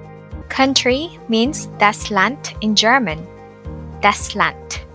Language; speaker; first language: German; non-native, fluent; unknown